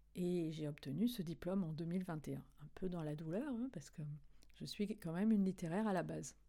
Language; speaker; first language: French; native; French